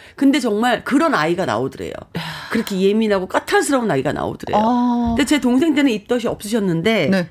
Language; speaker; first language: Korean; native; Korean